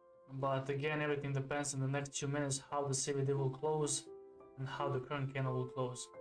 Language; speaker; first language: English; non-native, fluent; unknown